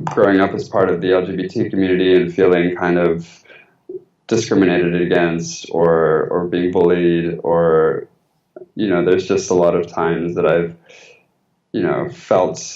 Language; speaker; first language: English; early bilingual, other home language; Spanish